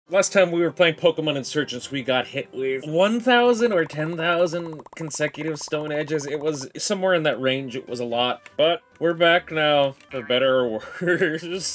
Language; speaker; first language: English; native; English